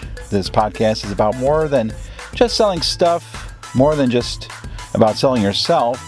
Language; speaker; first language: English; native; English